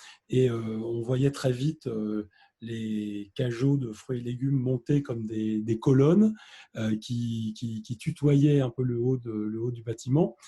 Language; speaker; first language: French; native; French